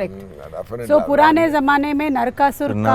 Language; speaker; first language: Telugu; native; Telugu